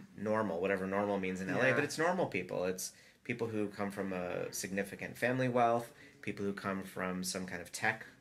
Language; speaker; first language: English; native; English